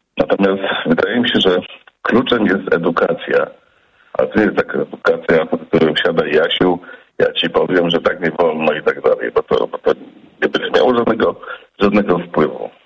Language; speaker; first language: Polish; native; Polish